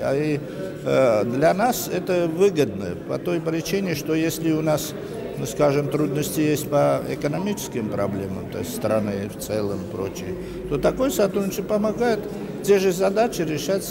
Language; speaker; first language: Russian; non-native, fluent; Armenian